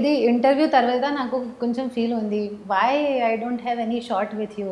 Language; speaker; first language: Telugu; non-native, learner; Hindi